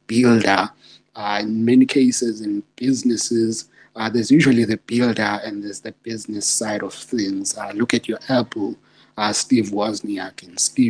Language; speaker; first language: English; non-native, local second language; Zulu